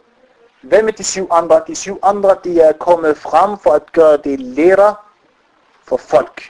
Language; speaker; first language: Danish; non-native, fluent; Arabic